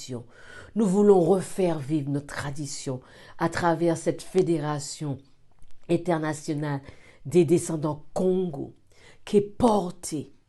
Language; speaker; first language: French; native; French